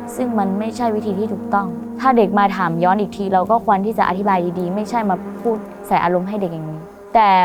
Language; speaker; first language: Thai; non-native, local second language; Hmong